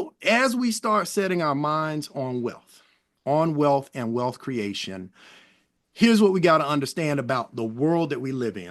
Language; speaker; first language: English; native; English